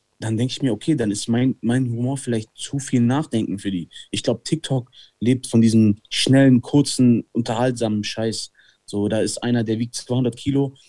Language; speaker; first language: German; early bilingual, other home language; Italian